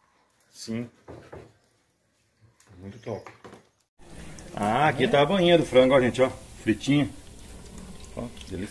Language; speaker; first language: Portuguese; native; Portuguese